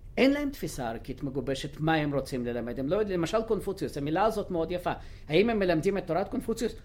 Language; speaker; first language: Hebrew; non-native, fluent; Russian